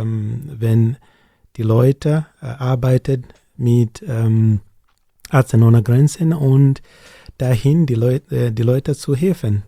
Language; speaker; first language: German; non-native, learner; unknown